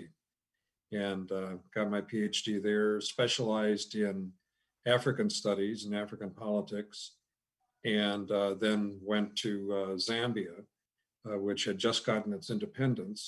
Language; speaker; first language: English; native; English